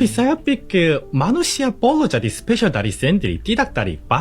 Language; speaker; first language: Indonesian; non-native, learner; Korean